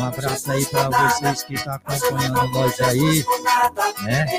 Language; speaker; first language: Portuguese; native; Portuguese